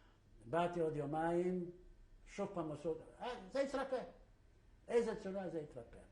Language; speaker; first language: Hebrew; non-native, fluent; Polish